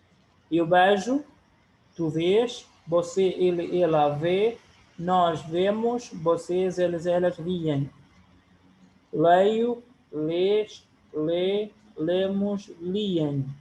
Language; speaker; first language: Portuguese; non-native, fluent; Spanish